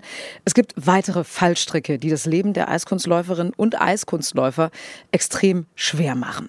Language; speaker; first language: German; native; German